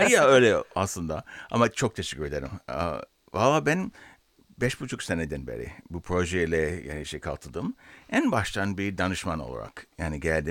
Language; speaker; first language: Turkish; non-native, learner; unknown